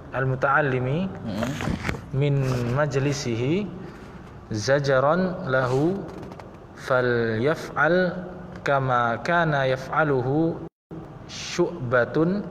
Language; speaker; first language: Arabic; non-native, learner; Indonesian